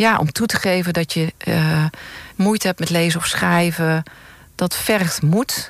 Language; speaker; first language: Dutch; native; Dutch